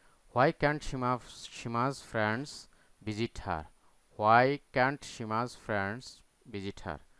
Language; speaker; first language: English; non-native, local second language; Bangla